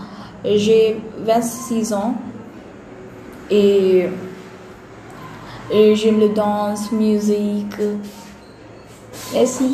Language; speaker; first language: French; non-native, learner; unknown